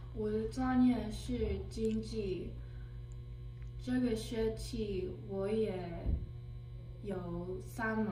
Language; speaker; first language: Chinese; non-native, learner; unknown